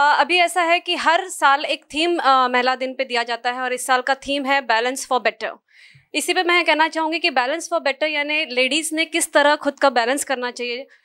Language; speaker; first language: Hindi; non-native, local second language; Marathi